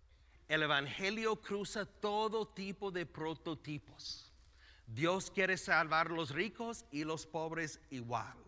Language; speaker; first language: Spanish; non-native, fluent; English